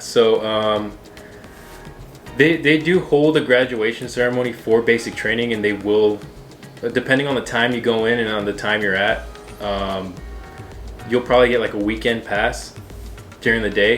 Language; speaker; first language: English; native; English